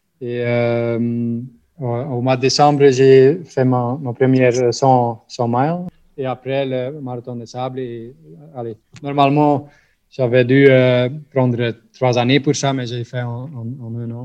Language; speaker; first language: French; non-native, local second language; Dutch